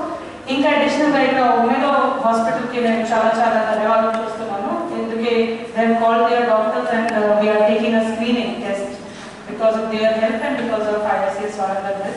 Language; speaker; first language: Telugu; non-native, local second language; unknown